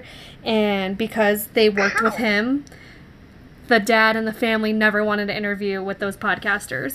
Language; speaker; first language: English; native; English